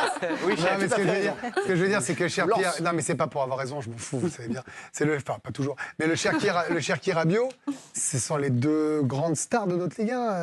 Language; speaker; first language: French; native; French